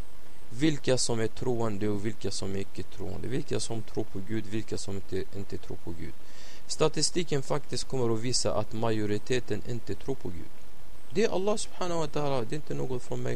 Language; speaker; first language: Swedish; non-native, fluent; Arabic